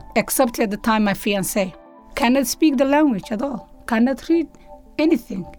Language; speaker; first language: English; non-native, learner; Somali